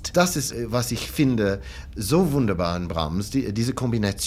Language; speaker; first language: German; non-native, fluent; English